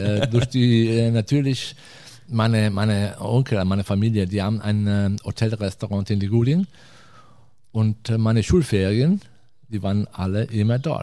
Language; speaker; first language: German; non-native, fluent; Italian